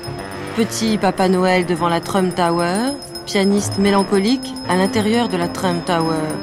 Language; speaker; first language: French; native; French